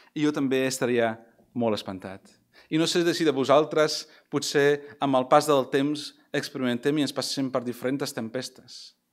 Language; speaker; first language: Catalan; non-native, fluent; English